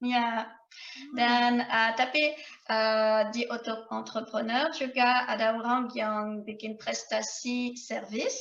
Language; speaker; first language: Indonesian; non-native, fluent; French